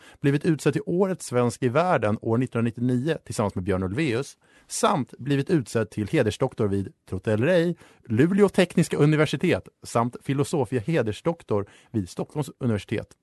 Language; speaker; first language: Swedish; native; Swedish